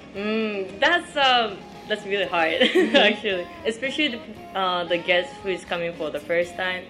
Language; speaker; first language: English; non-native, fluent; Japanese